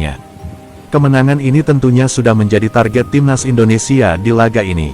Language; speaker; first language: Indonesian; native; Indonesian